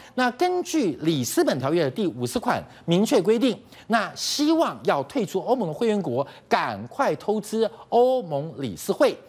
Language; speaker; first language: Chinese; native; Chinese